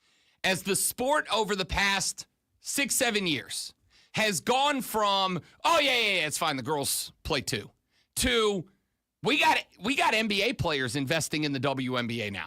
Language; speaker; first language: English; native; English